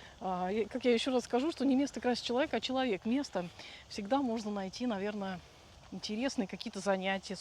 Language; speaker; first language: Russian; native; Russian